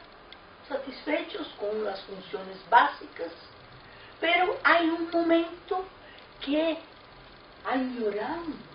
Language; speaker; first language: Spanish; non-native, fluent; Portuguese